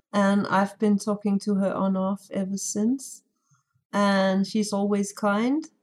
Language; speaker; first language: English; non-native, fluent; Danish